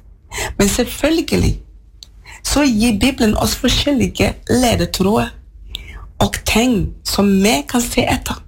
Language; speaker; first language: Norwegian; non-native, fluent; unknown